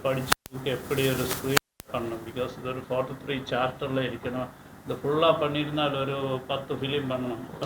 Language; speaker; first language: Tamil; non-native, learner; Malayalam